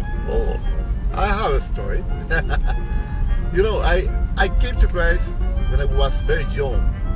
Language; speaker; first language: English; non-native, fluent; Spanish